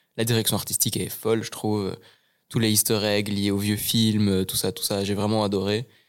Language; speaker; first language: French; native; French